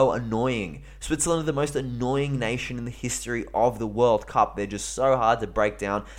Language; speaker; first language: English; early bilingual, other home language; Greek